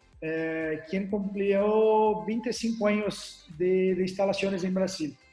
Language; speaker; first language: Spanish; non-native, learner; Portuguese